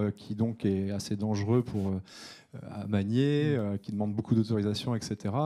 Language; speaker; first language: French; native; French